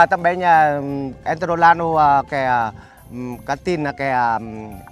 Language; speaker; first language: Portuguese; non-native, learner; Vietnamese